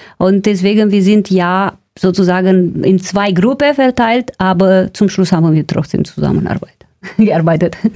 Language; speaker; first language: German; non-native, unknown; Romanian